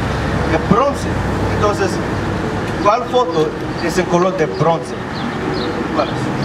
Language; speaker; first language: Spanish; non-native, fluent; English